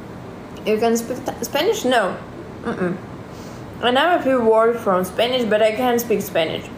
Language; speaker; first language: English; non-native, learner; Russian